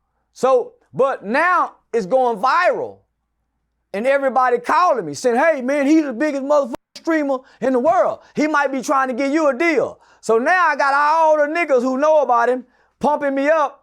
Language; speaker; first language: English; native; English